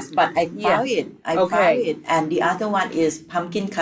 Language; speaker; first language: English; non-native, learner; Thai